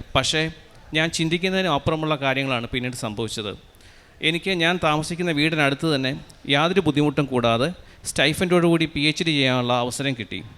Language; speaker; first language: Malayalam; native; Malayalam